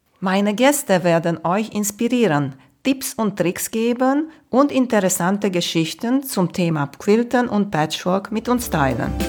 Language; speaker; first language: German; non-native, fluent; Romanian